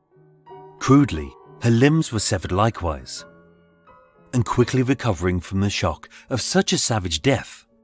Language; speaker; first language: English; native; English